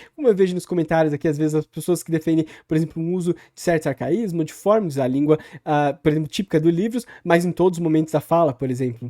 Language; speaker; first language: Portuguese; native; Portuguese